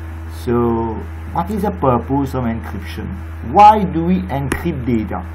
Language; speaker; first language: English; non-native, local second language; Morisyen